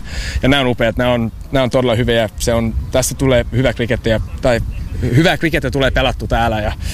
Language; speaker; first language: Finnish; non-native, fluent; English